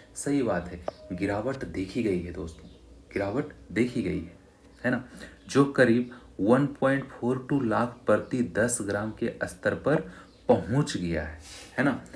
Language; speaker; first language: Hindi; native; Hindi